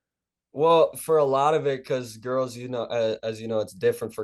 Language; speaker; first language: English; native; English